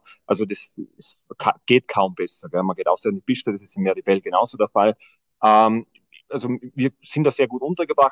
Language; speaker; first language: German; native; German